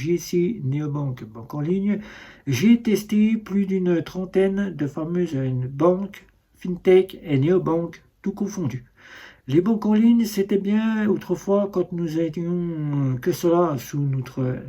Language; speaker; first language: French; native; French